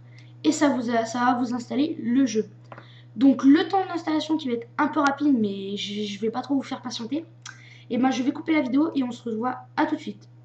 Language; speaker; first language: French; native; French